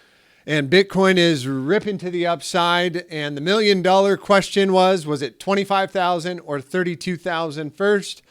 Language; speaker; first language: English; native; English